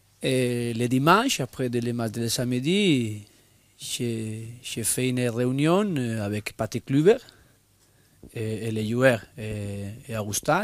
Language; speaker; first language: French; non-native, learner; Spanish